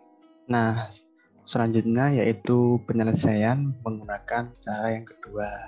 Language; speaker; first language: Indonesian; native; Indonesian